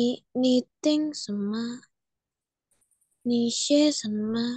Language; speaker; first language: Chinese; non-native, learner; Indonesian